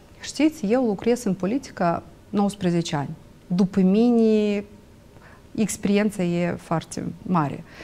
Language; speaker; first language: Romanian; non-native, local second language; Russian